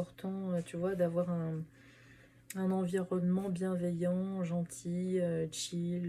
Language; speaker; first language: French; native; French